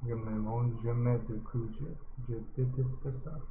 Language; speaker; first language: French; non-native, learner; English